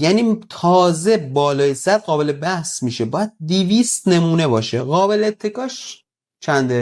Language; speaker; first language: Persian; native; Persian